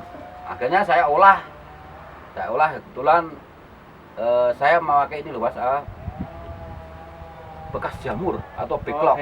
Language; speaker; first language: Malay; non-native, local second language; Javanese